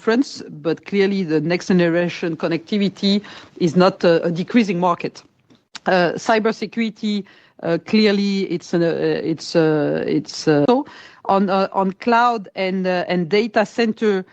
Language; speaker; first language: English; non-native, fluent; French